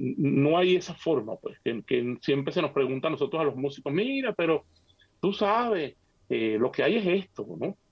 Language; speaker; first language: Spanish; native; Spanish